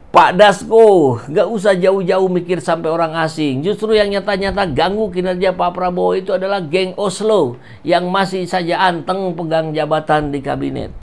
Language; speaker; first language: Indonesian; native; Indonesian